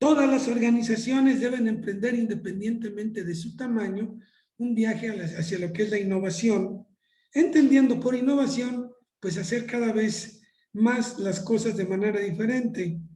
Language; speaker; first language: Spanish; native; Spanish